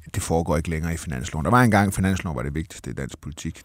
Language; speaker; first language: Danish; native; Danish